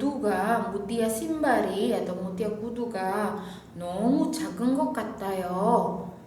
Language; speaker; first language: Korean; non-native, fluent; Indonesian